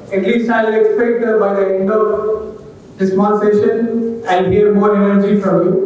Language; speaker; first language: English; non-native, local second language; Telugu